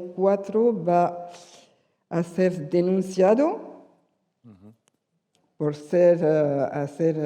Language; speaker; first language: Spanish; early bilingual, heritage; Spanish